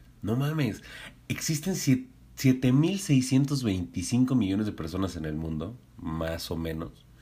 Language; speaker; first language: Spanish; native; Spanish